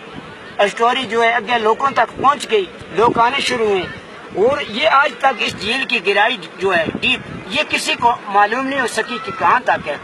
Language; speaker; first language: Hindi; non-native, local second language; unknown